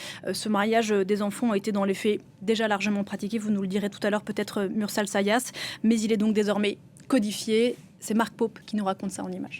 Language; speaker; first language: French; native; French